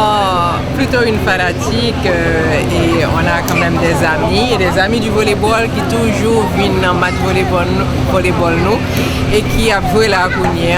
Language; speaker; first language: French; non-native, local second language; Haitian Creole